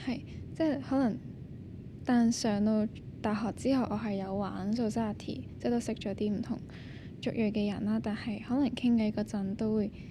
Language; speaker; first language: Cantonese; native; Cantonese